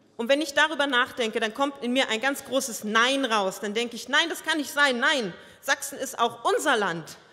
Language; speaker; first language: German; early bilingual, other home language; Croatian